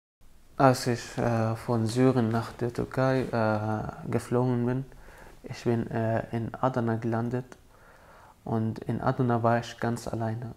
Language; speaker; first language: German; non-native, fluent; Arabic